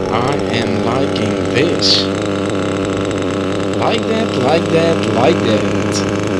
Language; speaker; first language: English; non-native, fluent; Dutch